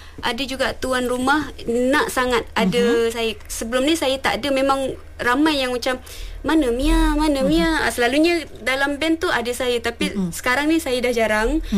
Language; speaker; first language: Malay; non-native, local second language; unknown